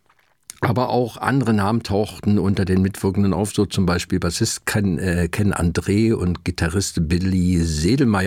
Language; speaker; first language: German; native; German